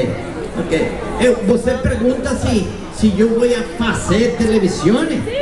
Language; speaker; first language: Portuguese; non-native, learner; Spanish